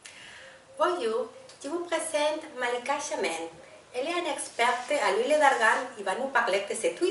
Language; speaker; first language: French; non-native, fluent; Spanish